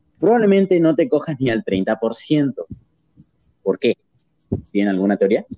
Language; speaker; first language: Spanish; native; Spanish